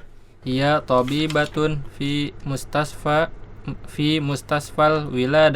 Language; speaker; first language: Arabic; non-native, learner; Indonesian